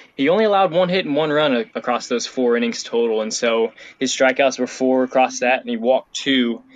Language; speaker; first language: English; native; English